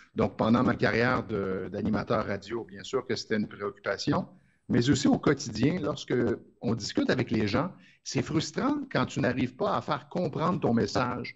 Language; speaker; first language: French; native; French